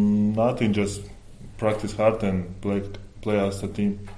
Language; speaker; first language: English; non-native, fluent; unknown